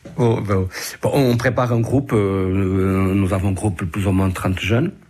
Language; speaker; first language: French; non-native, fluent; Portuguese